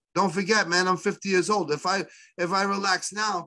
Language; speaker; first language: English; native; English